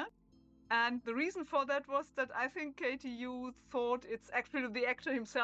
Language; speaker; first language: English; non-native, fluent; German